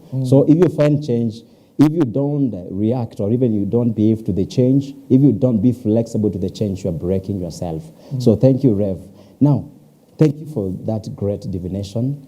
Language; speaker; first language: English; non-native, local second language; Swahili